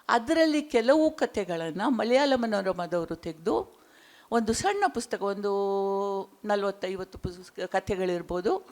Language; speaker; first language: Kannada; non-native, local second language; Konkani